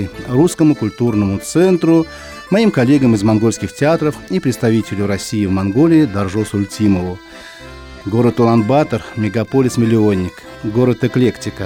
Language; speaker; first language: Russian; native; Russian